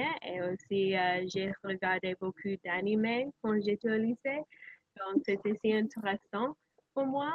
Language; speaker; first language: French; non-native, learner; English